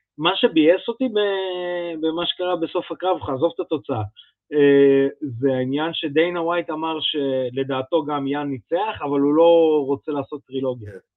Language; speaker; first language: Hebrew; early bilingual, other home language; Russian